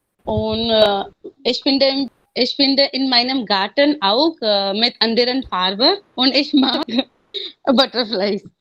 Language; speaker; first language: German; non-native, learner; Hindi